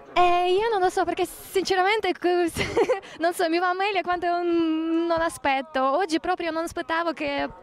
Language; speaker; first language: Italian; non-native, learner; Ukrainian